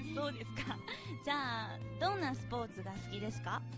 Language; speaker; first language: Japanese; non-native, fluent; Chinese